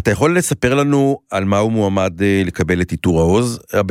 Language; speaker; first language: Hebrew; native; Hebrew